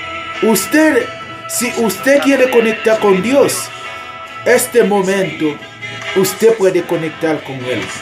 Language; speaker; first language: Spanish; non-native, learner; Haitian Creole